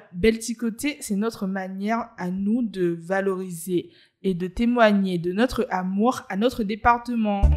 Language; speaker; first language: French; early bilingual, other home language; Chinese